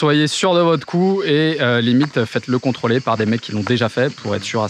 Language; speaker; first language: French; native; French